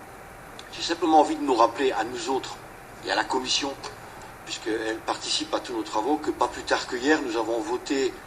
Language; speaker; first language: French; native; French